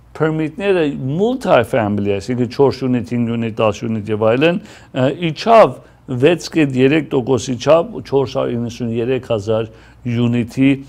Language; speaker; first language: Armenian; early bilingual, heritage; Armenian